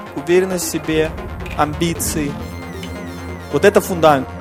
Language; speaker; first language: Russian; non-native, fluent; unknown